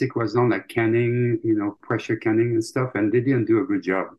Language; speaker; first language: English; non-native, fluent; French